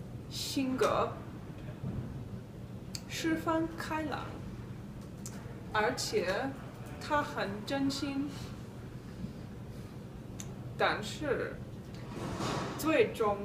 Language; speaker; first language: Chinese; non-native, learner; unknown